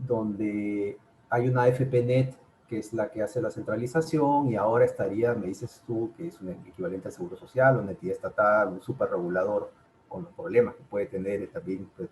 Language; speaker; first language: Spanish; native; Spanish